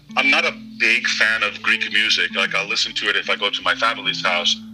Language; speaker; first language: English; early bilingual, other home language; Greek